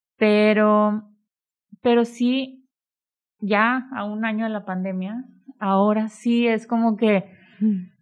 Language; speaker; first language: Spanish; native; Spanish